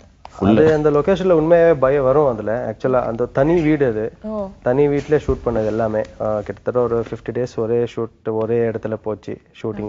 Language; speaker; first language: Tamil; native; Tamil